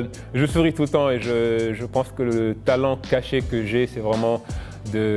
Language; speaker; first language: French; non-native, local second language; Wolof